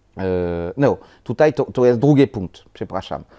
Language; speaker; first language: Polish; non-native, learner; French